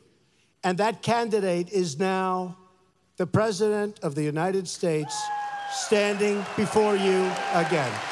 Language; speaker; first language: English; native; English